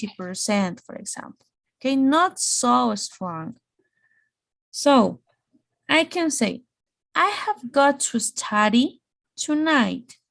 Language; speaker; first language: English; non-native, fluent; Spanish